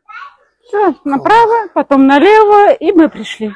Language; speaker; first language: Russian; native; Russian